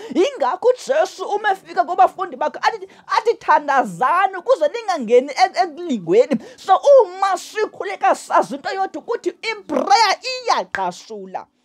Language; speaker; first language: Zulu; non-native, local second language; Xhosa